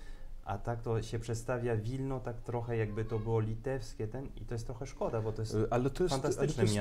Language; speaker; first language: Polish; non-native, fluent; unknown